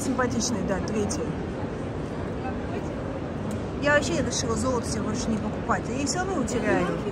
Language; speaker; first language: Russian; native; Russian